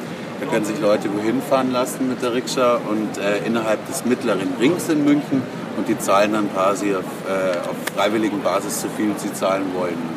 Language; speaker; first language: German; native; German